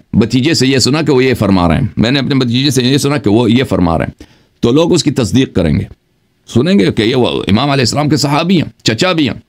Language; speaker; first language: Urdu; non-native, fluent; Persian